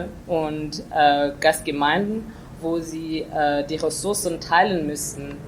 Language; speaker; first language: German; non-native, fluent; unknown